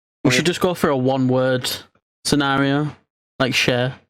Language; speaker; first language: English; native; English